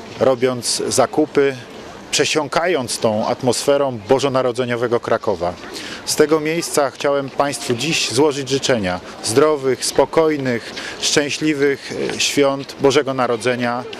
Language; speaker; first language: Polish; native; Polish